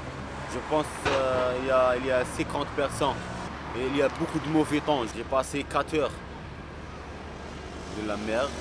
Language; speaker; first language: French; non-native, local second language; Arabic